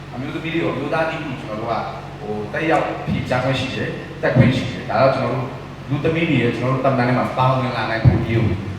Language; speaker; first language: Burmese; non-native, local second language; Shwe Palaung